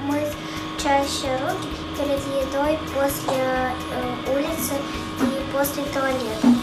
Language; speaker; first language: Russian; early bilingual, other home language; Kyrgyz